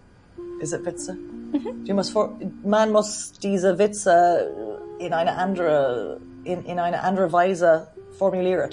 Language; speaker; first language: German; non-native, fluent; English